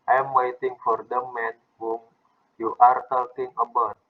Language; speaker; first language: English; non-native, fluent; Indonesian